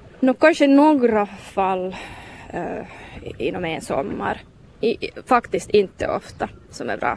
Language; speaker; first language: Swedish; non-native, local second language; Finnish